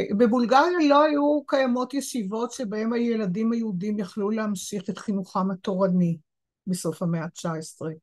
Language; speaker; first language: Hebrew; native; Hebrew